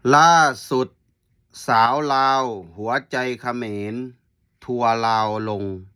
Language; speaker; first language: Thai; native; Thai